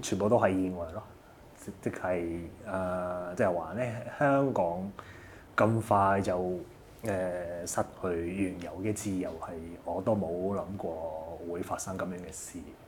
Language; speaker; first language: Cantonese; non-native, fluent; Japanese